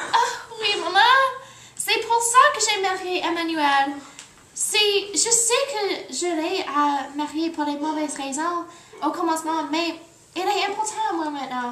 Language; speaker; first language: French; non-native, learner; English